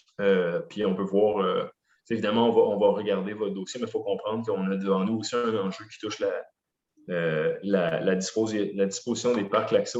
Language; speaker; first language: French; native; French